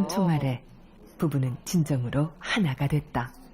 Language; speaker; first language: Korean; native; Korean